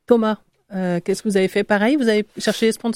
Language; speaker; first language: French; native; French